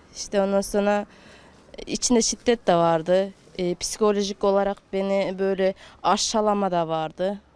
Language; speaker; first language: Turkish; non-native, fluent; Kyrgyz